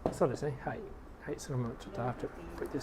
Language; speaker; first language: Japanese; non-native, learner; English